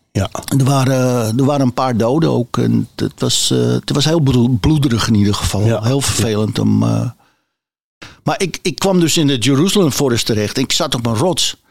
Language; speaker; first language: Dutch; native; Dutch